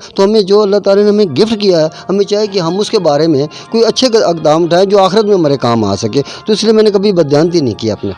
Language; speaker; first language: Urdu; non-native, local second language; Punjabi